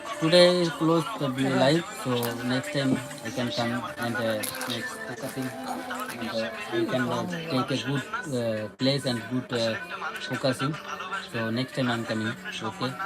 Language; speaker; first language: English; non-native, learner; Bangla